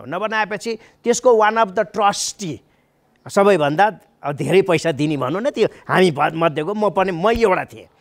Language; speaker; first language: Nepali; native; Nepali